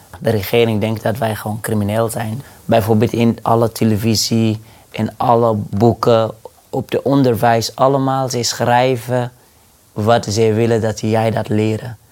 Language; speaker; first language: Dutch; non-native, fluent; Arabic